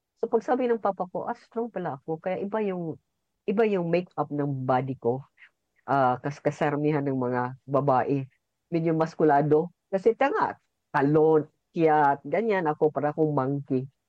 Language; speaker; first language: Filipino; non-native, local second language; Cebuano